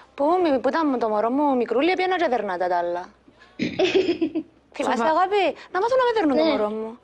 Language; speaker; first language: Greek; native; Greek